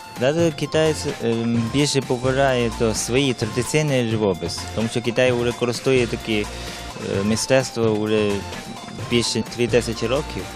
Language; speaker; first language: Ukrainian; non-native, learner; Chinese